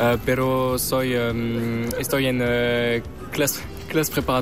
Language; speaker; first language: Spanish; non-native, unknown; French